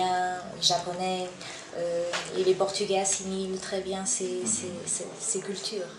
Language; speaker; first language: French; non-native, fluent; Portuguese